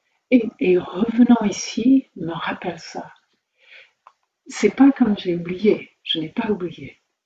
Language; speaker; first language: French; native; French